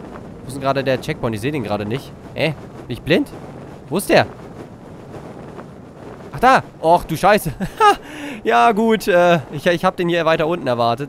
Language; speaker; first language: German; native; German